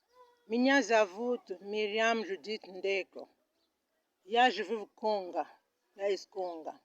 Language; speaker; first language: Russian; non-native, learner; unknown